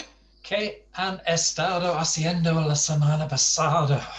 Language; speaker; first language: Spanish; non-native, fluent; English